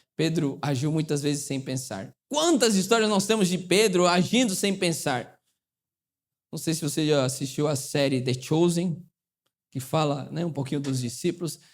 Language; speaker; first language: Portuguese; early bilingual, other home language; Spanish